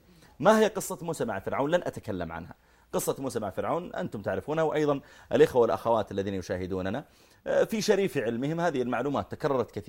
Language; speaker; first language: Arabic; native; Arabic